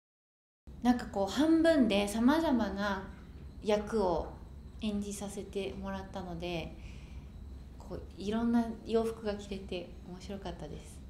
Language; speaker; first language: Japanese; native; Japanese